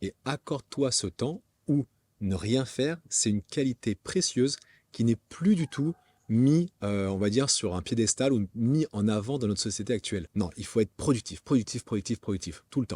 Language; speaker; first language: French; native; French